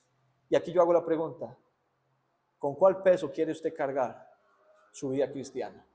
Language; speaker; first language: Spanish; native; Spanish